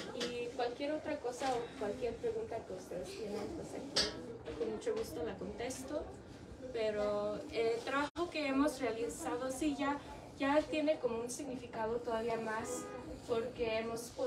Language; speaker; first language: Spanish; early bilingual, heritage; English